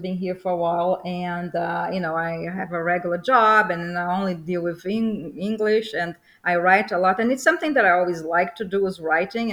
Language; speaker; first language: English; non-native, fluent; Portuguese